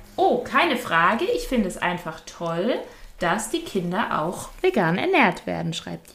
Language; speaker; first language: German; native; German